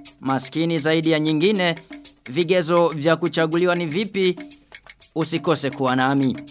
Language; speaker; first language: Swahili; non-native, local second language; Rundi